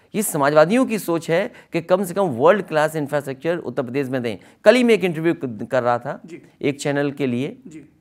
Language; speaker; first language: Hindi; native; Hindi